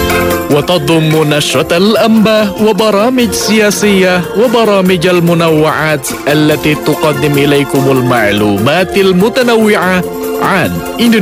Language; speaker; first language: Arabic; non-native, fluent; Indonesian